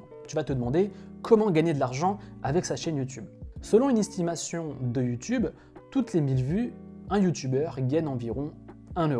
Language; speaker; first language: French; native; French